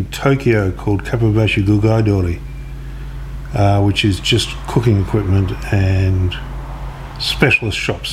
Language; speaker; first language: English; native; English